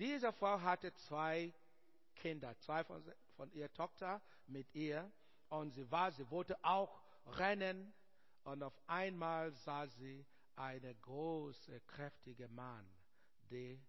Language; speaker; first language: German; non-native, learner; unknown